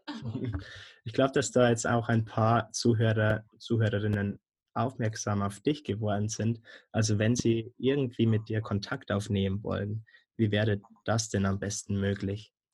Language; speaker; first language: German; native; German